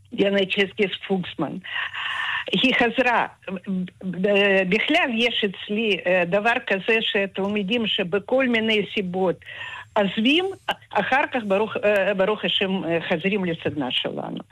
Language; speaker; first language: Hebrew; non-native, fluent; Russian